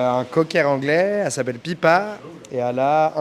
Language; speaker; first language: French; native; French